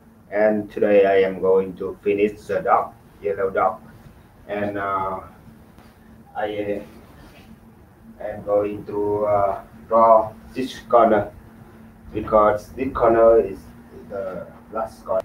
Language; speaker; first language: English; non-native, learner; Vietnamese